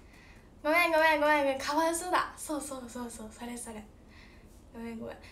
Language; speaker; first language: Japanese; native; Japanese